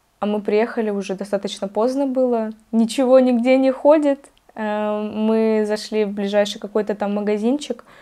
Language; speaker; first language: Russian; native; Russian